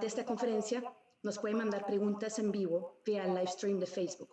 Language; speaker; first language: Spanish; non-native, fluent; Dutch